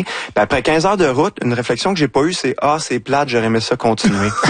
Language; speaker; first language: French; native; French